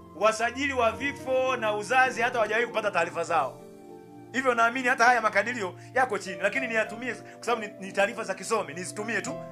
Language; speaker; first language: Swahili; native; Swahili